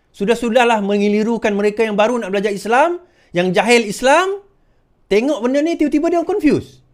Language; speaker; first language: Malay; native; Malay